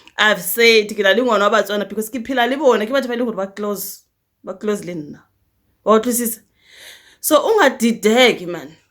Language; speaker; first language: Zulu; early bilingual, other home language; North Ndebele